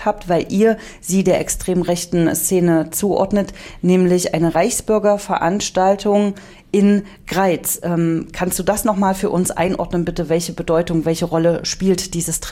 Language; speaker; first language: German; native; German